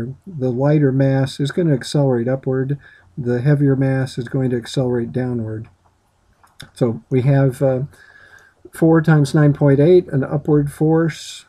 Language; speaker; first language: English; native; English